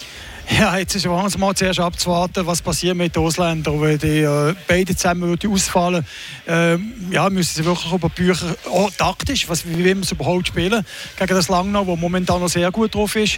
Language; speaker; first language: German; native; German